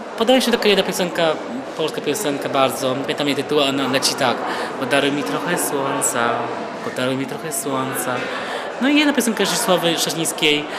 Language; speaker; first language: Polish; early bilingual, other home language; Vietnamese